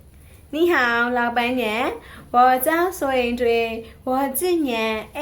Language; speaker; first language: Chinese; non-native, learner; Burmese